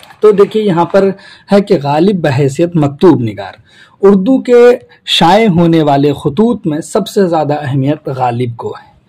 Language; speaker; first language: Urdu; native; Urdu